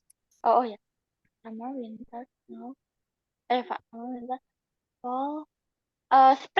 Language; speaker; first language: English; non-native, learner; Indonesian